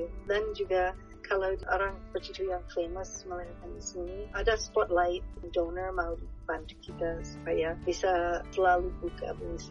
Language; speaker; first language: Indonesian; non-native, fluent; English